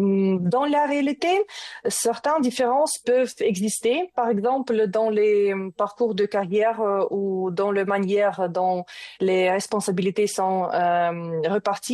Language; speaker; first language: French; non-native, learner; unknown